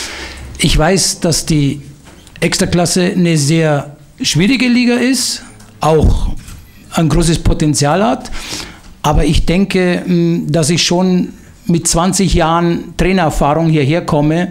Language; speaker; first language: German; non-native, fluent; Italian